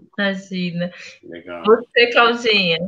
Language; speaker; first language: Portuguese; native; Portuguese